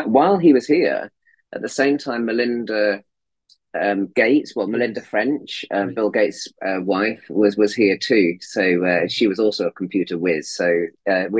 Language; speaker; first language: English; native; English